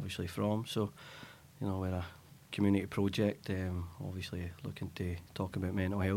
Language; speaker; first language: English; native; English